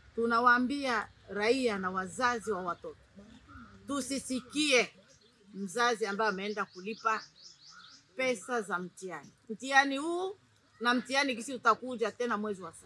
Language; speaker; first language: Swahili; native; Swahili